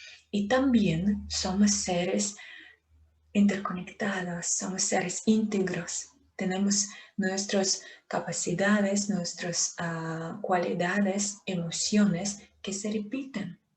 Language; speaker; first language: Spanish; non-native, fluent; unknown